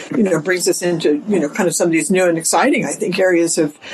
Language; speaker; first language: English; native; English